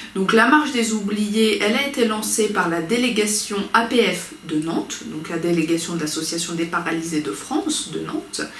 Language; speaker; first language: French; native; French